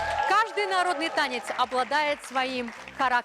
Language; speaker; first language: Russian; native; Russian